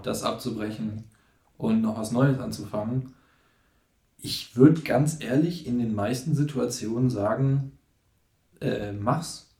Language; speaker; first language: German; native; German